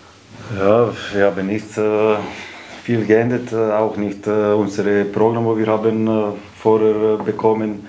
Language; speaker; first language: German; non-native, fluent; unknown